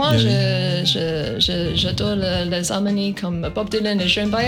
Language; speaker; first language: French; non-native, learner; English